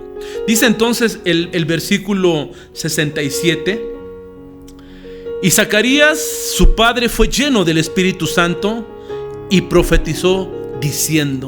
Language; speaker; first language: Spanish; native; Spanish